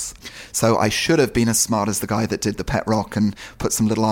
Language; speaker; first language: English; native; English